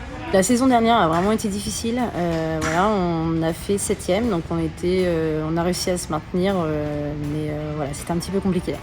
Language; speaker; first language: French; native; French